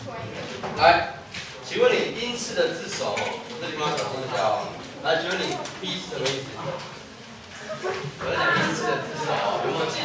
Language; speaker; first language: Chinese; native; Chinese